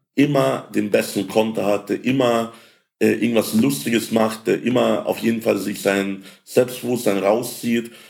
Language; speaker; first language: German; early bilingual, other home language; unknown